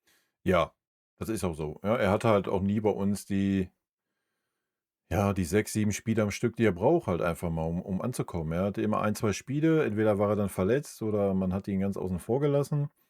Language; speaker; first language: German; native; German